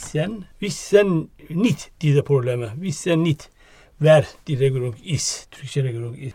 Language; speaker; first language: German; non-native, learner; Turkish